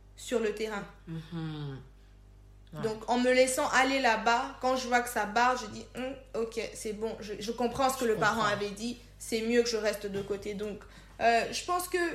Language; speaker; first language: French; non-native, local second language; Lingala